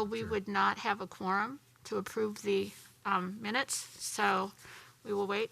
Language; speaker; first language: English; native; English